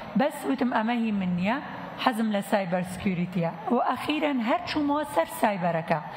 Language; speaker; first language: Central Kurdish; native; Central Kurdish